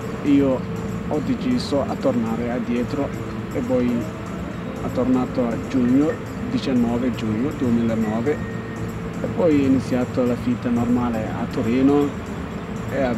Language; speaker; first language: Italian; non-native, learner; Somali